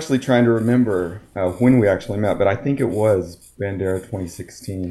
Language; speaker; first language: English; native; English